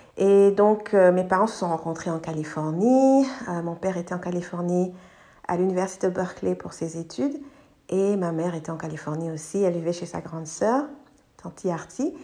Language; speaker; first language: French; non-native, local second language; English